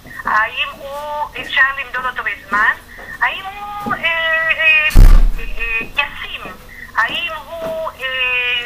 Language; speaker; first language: Hebrew; non-native, fluent; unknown